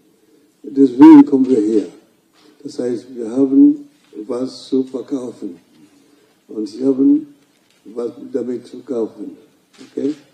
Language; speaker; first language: German; non-native, fluent; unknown